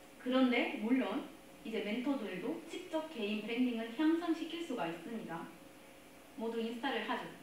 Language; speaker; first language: Korean; non-native, fluent; Spanish